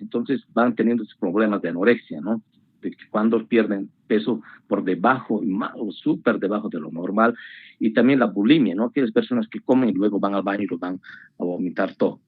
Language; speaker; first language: Spanish; native; Spanish